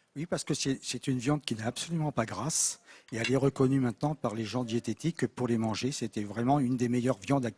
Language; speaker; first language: French; native; French